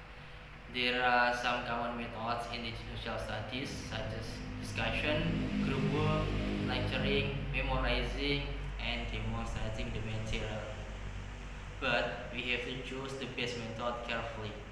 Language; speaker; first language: English; non-native, learner; Indonesian